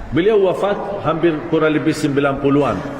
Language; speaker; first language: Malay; non-native, fluent; Arabic